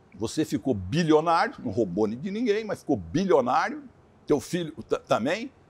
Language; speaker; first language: Portuguese; native; Portuguese